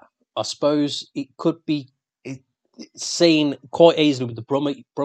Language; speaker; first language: English; native; English